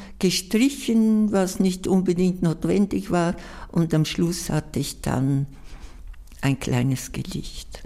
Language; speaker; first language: German; non-native, local second language; Romansh